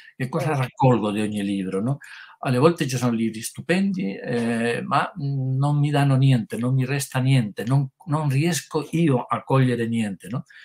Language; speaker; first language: Italian; non-native, fluent; Spanish